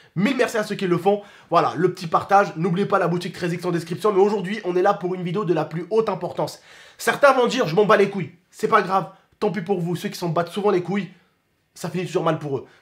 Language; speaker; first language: French; early bilingual, other home language; Arabic